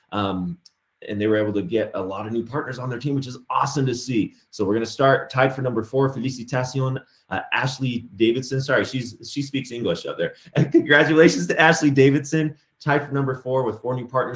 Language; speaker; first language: English; native; English